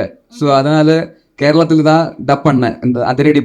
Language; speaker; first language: Tamil; non-native, local second language; Malayalam